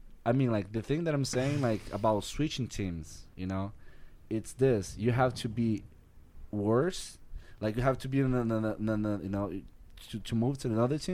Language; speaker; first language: English; non-native, learner; Portuguese